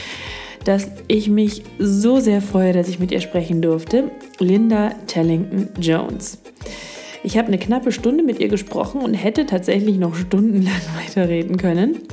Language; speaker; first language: German; native; German